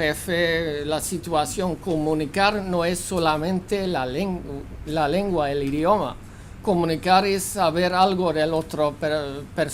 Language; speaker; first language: Spanish; non-native, fluent; Swedish